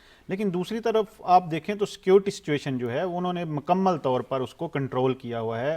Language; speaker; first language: Urdu; native; Urdu